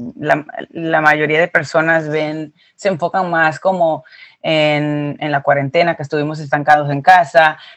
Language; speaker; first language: Spanish; early bilingual, heritage; Spanish